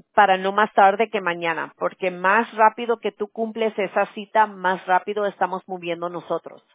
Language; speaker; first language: Spanish; early bilingual, heritage; Spanish